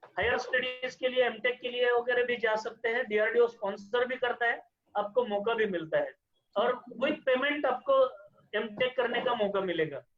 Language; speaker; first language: Hindi; non-native, local second language; Marathi